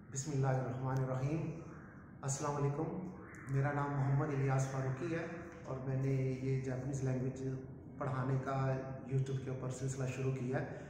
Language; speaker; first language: Urdu; non-native, local second language; Punjabi